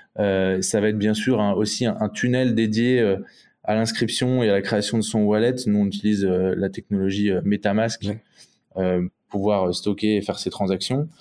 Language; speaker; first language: French; native; French